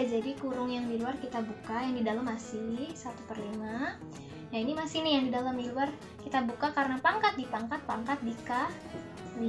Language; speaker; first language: Indonesian; native; Indonesian